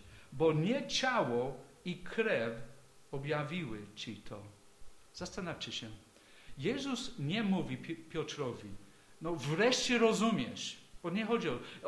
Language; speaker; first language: Polish; non-native, fluent; English